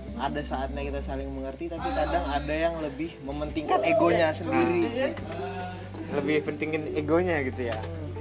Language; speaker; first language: Indonesian; native; Indonesian